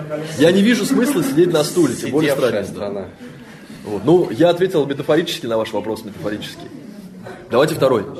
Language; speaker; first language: Russian; native; Russian